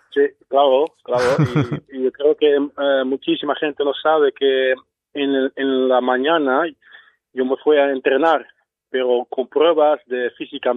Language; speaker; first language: Spanish; non-native, fluent; Dutch